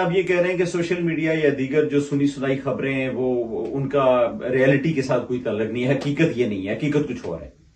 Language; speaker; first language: Hindi; native; Hindi